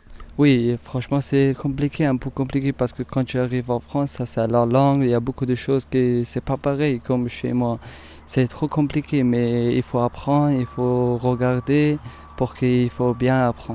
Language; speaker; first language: French; non-native, learner; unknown